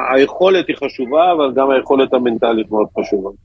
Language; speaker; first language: Hebrew; native; Hebrew